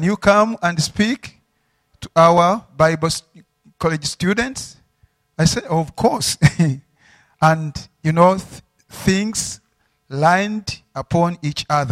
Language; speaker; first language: English; non-native, local second language; Ganda